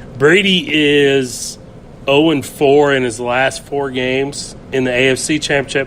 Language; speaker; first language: English; native; English